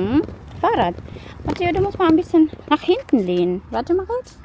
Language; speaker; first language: German; non-native, fluent; Filipino